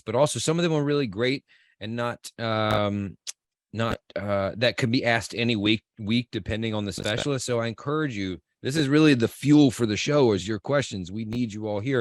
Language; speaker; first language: English; native; English